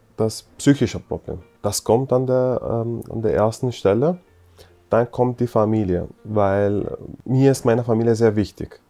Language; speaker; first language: German; non-native, fluent; Arabic